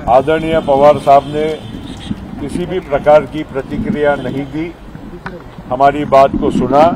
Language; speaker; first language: Hindi; non-native, local second language; Marathi